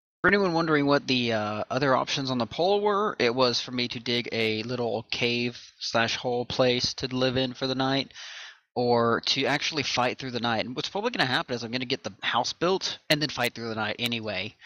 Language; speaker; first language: English; native; English